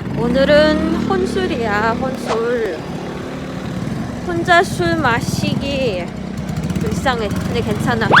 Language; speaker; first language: Korean; non-native, learner; Malay